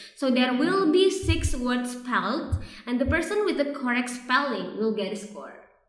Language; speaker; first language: English; non-native, fluent; Indonesian